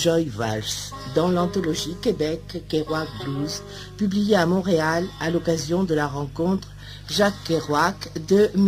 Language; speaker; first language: French; native; French